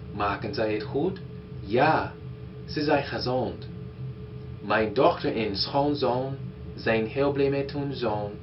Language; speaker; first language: Dutch; non-native, learner; English